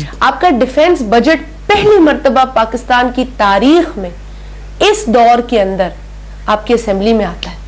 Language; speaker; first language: Urdu; non-native, local second language; Sindhi